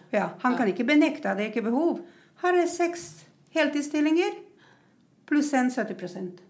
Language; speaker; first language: Norwegian; non-native, fluent; Croatian